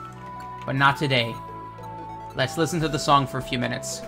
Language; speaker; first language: English; native; English